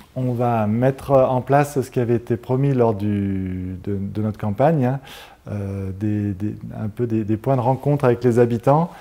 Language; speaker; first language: French; native; French